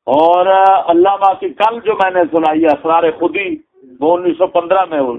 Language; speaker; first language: Urdu; non-native, local second language; Punjabi